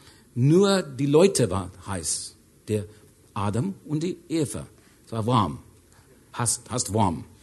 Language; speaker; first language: German; non-native, learner; English